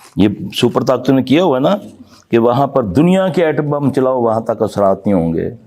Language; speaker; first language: Urdu; non-native, local second language; Punjabi